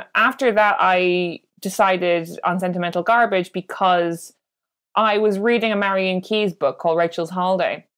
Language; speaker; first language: English; native; English